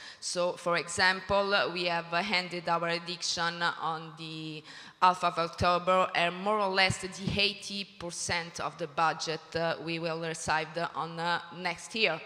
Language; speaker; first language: English; non-native, learner; Italian